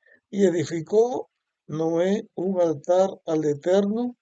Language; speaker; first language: Spanish; native; Spanish